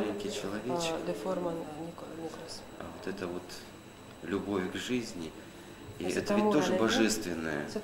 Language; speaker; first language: Russian; native; Russian